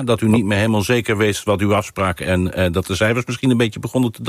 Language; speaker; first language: Dutch; native; Dutch